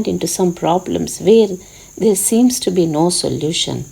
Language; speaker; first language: English; non-native, local second language; Telugu